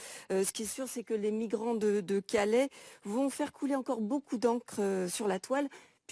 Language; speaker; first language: French; native; French